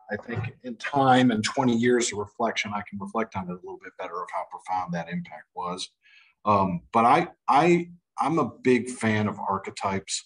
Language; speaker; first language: English; native; English